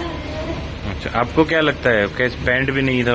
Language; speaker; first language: Hindi; non-native, local second language; Konkani